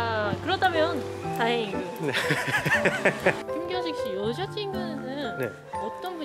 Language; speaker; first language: Korean; non-native, learner; Japanese